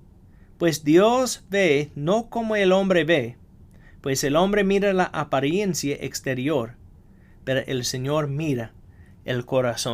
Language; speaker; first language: Spanish; non-native, fluent; English